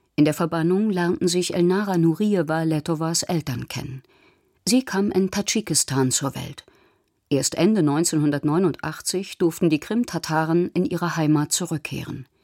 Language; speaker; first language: German; native; German